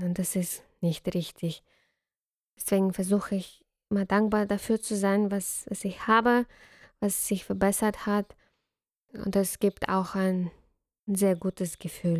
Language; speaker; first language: German; non-native, fluent; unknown